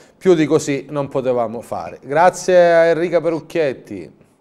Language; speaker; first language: Italian; native; Italian